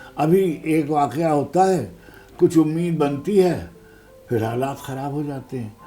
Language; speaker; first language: Urdu; native; Urdu